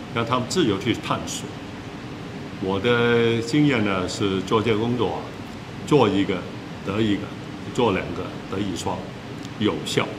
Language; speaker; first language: Chinese; non-native, local second language; Cantonese